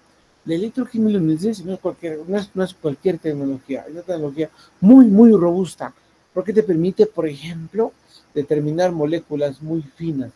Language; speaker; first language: Spanish; native; Spanish